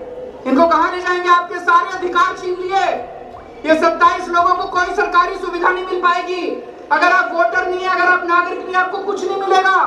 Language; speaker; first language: Hindi; native; Hindi